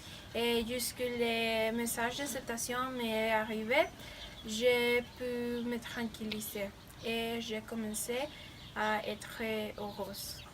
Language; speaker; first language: French; non-native, learner; Spanish